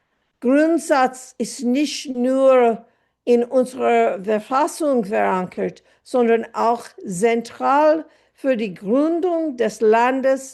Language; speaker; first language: German; non-native, fluent; English